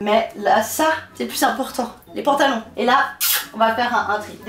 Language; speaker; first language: French; native; French